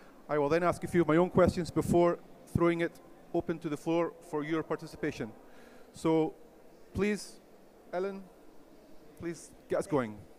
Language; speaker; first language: English; native; English